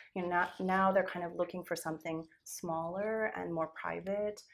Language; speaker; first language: English; native; English